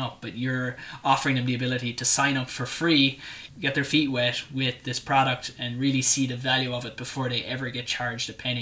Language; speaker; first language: English; native; English